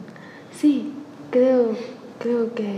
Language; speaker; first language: Spanish; non-native, learner; Chinese